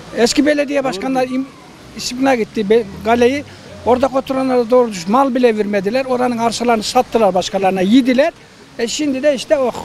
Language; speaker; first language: Turkish; native; Turkish